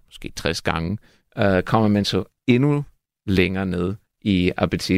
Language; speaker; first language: Danish; non-native, fluent; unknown